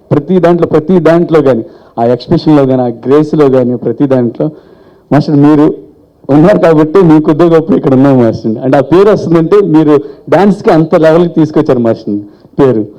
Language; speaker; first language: Telugu; native; Telugu